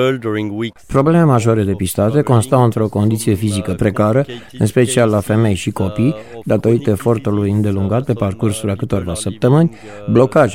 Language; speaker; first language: Romanian; native; Romanian